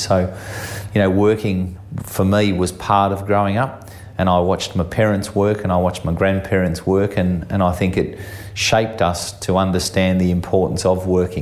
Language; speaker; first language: English; native; English